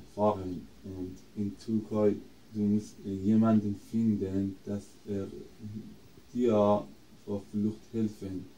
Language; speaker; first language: German; non-native, fluent; Persian